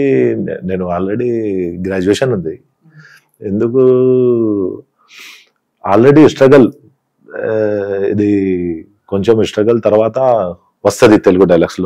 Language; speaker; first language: Telugu; non-native, local second language; Hindi